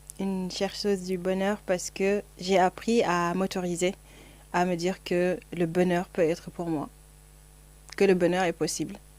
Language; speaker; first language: French; non-native, local second language; Fula